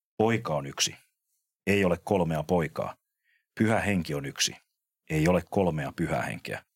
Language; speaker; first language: Finnish; native; Finnish